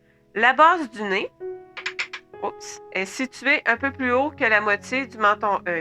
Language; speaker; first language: French; native; French